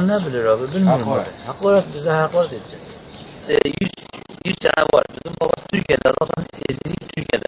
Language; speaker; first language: Turkish; non-native, local second language; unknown